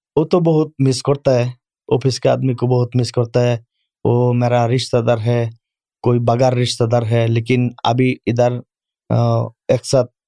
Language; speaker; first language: Urdu; non-native, learner; Bangla